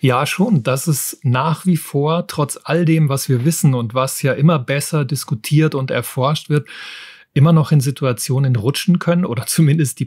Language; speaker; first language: German; native; German